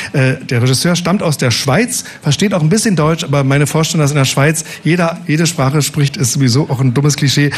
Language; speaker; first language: German; native; German